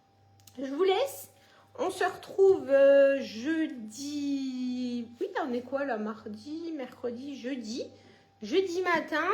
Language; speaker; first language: French; native; French